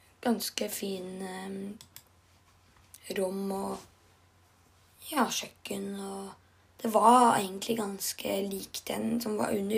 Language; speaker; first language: Norwegian; non-native, learner; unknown